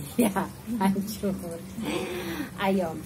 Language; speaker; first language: Indonesian; non-native, fluent; Russian